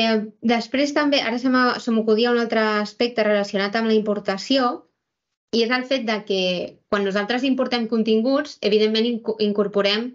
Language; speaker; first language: Catalan; native; Catalan